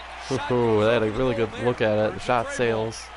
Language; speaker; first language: English; native; English